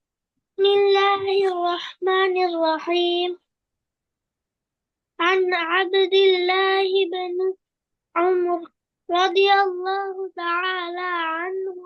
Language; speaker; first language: Arabic; non-native, learner; Bangla